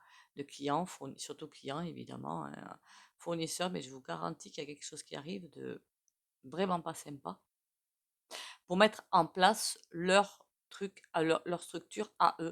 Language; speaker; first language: French; native; French